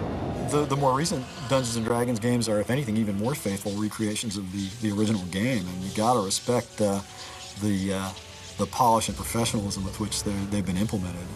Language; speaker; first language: English; native; English